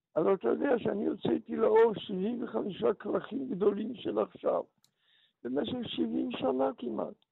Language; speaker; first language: Hebrew; early bilingual, other home language; Polish